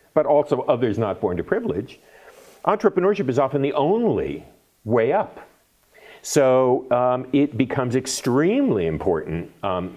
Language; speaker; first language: English; native; English